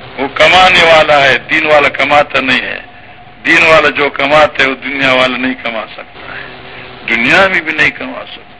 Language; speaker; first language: Urdu; non-native, local second language; Pashto